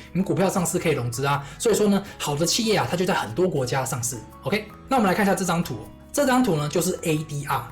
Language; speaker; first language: Chinese; native; Chinese